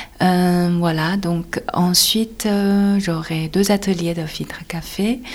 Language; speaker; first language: French; non-native, fluent; Chinese